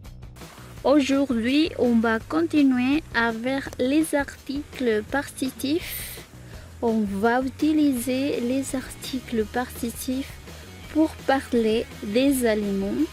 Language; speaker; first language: French; non-native, fluent; Spanish